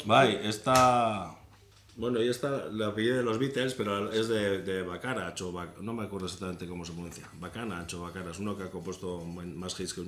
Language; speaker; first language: Spanish; native; Spanish